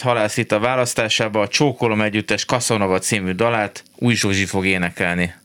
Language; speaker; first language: Hungarian; native; Hungarian